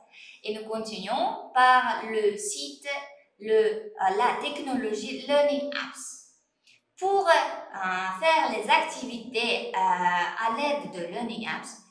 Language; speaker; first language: French; non-native, fluent; Uzbek